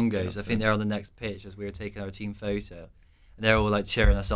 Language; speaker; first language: English; native; English